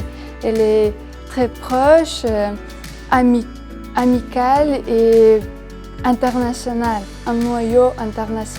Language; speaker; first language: French; non-native, fluent; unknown